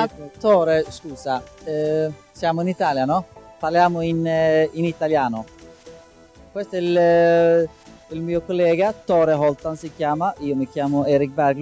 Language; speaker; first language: Italian; non-native, fluent; Norwegian